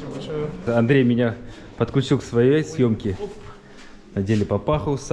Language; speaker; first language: Russian; native; Russian